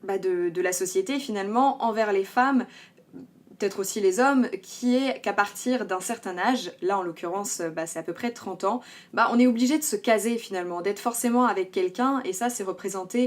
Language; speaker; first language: French; native; French